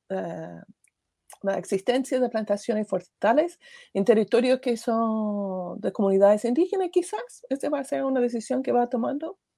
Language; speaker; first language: Spanish; non-native, fluent; English